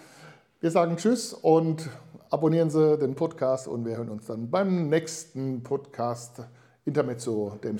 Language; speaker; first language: German; native; German